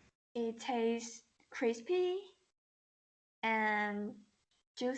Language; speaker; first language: English; non-native, learner; Chinese